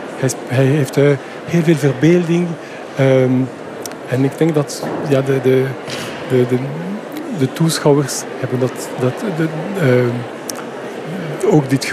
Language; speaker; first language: Dutch; non-native, fluent; French